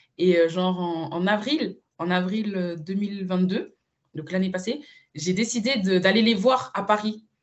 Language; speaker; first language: French; early bilingual, other home language; Spanish